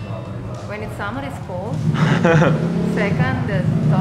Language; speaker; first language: English; non-native, fluent; Indonesian